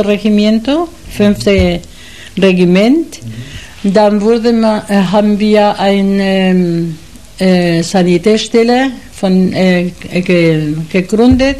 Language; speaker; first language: German; non-native, fluent; Spanish